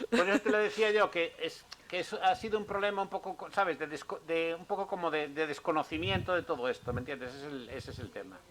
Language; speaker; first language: Spanish; native; Spanish